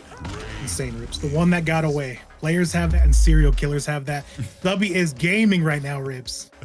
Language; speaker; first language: English; native; English